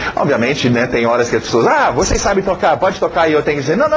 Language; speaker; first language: Portuguese; non-native, fluent; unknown